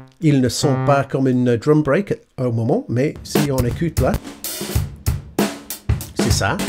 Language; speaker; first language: French; non-native, learner; English